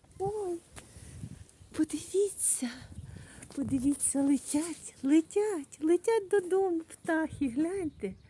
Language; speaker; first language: Ukrainian; native; Ukrainian